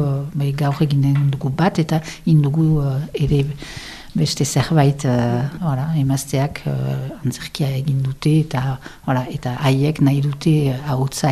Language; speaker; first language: Basque; non-native, local second language; French